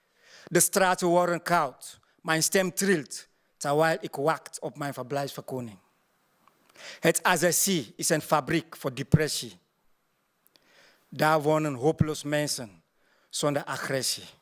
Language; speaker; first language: Dutch; non-native, fluent; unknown